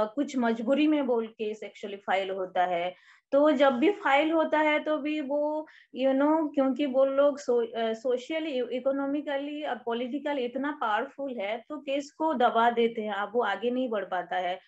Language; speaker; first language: Hindi; non-native, local second language; Odia